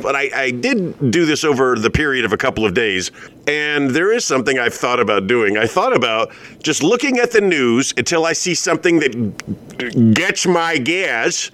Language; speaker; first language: English; native; English